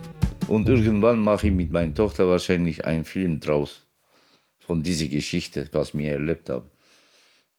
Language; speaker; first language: German; non-native, learner; Turkish